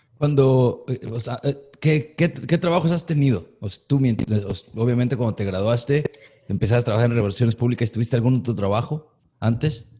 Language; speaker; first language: Spanish; native; Spanish